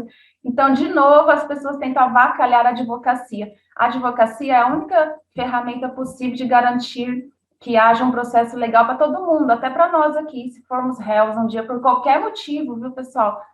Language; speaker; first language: Portuguese; native; Portuguese